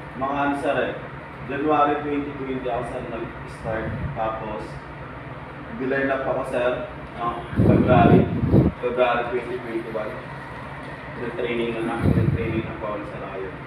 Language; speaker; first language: Filipino; native; Filipino